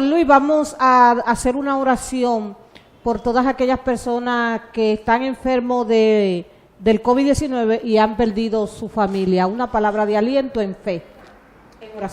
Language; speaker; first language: Spanish; native; Spanish